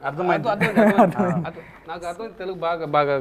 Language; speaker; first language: Telugu; non-native, learner; Tamil